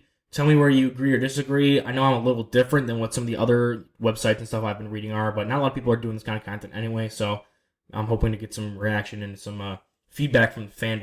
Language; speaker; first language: English; native; English